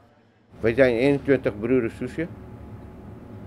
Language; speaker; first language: Dutch; non-native, learner; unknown